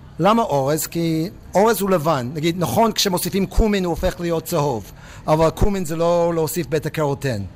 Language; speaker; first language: Hebrew; non-native, fluent; English